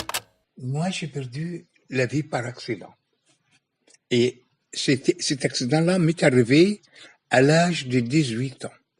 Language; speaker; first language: French; non-native, fluent; Arabic